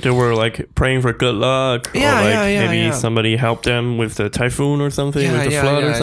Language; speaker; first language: English; non-native, fluent; Chinese